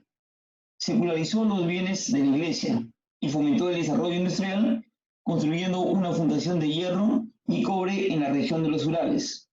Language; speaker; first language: Spanish; native; Spanish